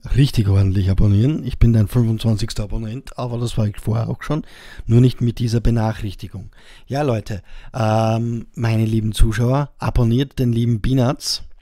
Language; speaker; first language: German; native; German